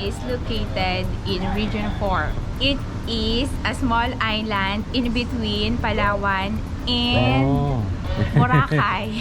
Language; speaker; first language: English; non-native, local second language; Filipino